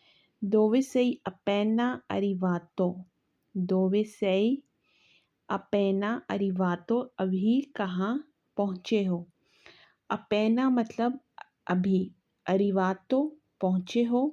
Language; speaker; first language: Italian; non-native, fluent; Urdu